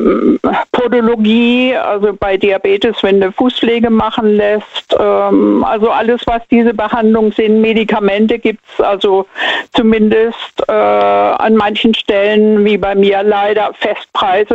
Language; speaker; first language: German; native; German